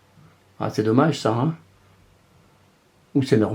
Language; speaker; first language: French; native; French